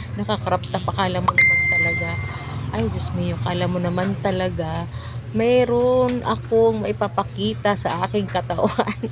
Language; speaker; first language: Filipino; native; Filipino